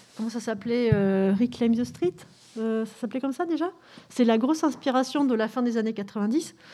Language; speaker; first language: French; native; French